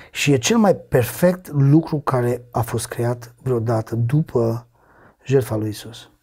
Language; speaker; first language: Romanian; native; Romanian